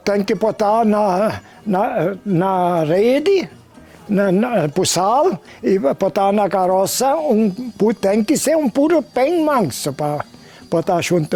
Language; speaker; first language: Portuguese; non-native, local second language; German